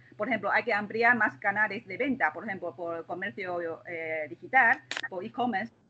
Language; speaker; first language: Spanish; non-native, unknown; Chinese